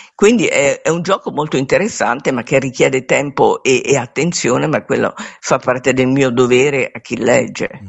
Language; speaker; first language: Italian; native; Italian